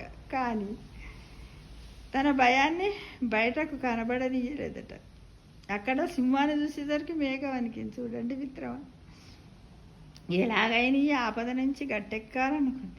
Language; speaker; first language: Telugu; native; Telugu